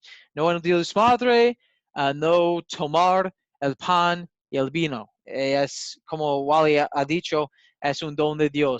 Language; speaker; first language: Spanish; non-native, learner; English